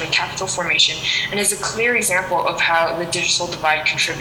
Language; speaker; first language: English; non-native, local second language; Cantonese